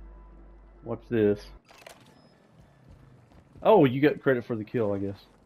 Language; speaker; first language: English; native; English